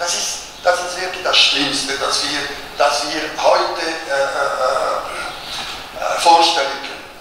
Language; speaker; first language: German; non-native, local second language; Italian